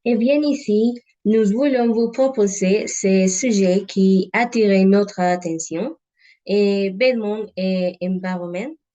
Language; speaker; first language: French; non-native, learner; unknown